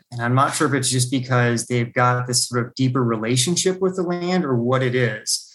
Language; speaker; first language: English; native; English